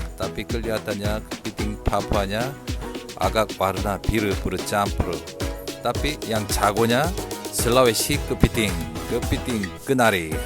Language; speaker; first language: Indonesian; non-native, learner; Korean